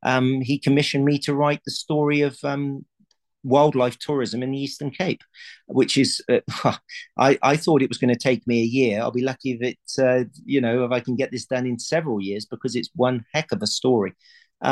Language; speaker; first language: English; native; English